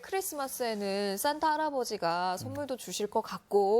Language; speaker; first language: Korean; native; Korean